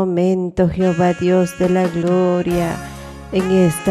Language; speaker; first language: Spanish; native; Spanish